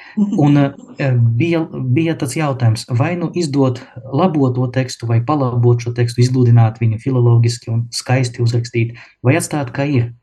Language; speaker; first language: Latvian; non-native, local second language; Russian